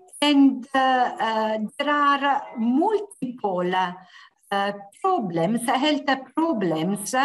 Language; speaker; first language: English; non-native, fluent; Italian